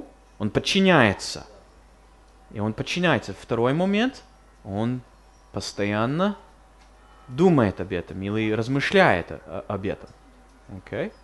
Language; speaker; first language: Russian; non-native, fluent; English